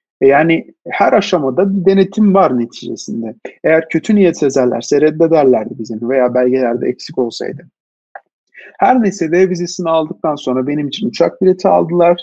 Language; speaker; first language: Turkish; native; Turkish